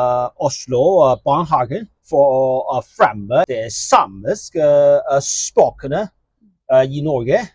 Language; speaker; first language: Norwegian; non-native, learner; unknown